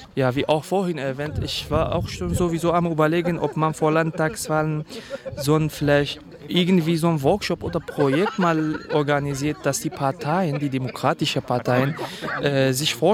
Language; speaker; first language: German; non-native, fluent; Kurdish